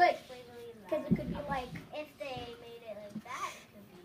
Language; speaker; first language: English; native; English